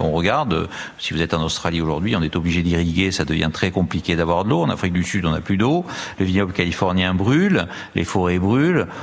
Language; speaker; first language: French; native; French